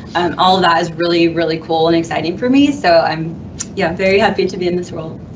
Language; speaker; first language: English; native; English